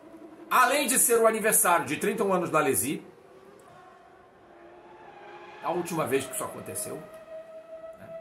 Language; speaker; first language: Portuguese; native; Portuguese